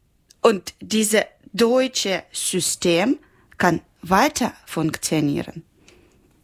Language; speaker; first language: German; non-native, learner; Ukrainian